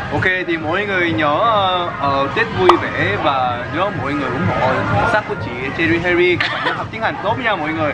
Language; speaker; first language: Vietnamese; native; Vietnamese